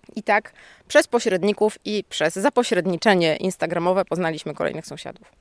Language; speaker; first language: Polish; native; Polish